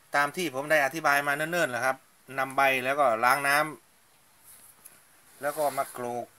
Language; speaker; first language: Thai; non-native, local second language; Northeastern Thai